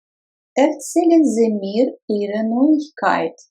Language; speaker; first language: German; non-native, fluent; Russian